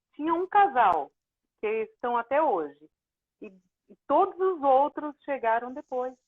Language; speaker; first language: Portuguese; native; Portuguese